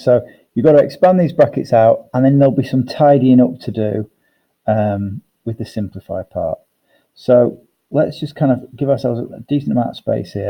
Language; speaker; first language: English; native; English